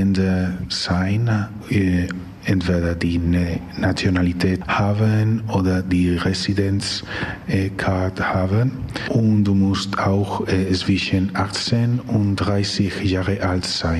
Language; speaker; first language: German; non-native, learner; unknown